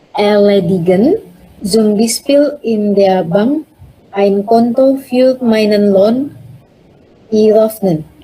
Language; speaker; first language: German; non-native, learner; Indonesian